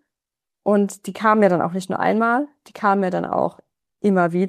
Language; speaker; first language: German; native; German